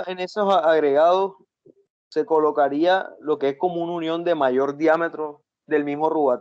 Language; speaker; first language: Spanish; native; Spanish